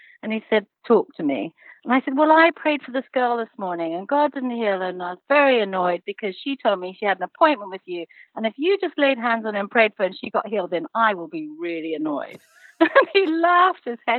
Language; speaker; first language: English; native; English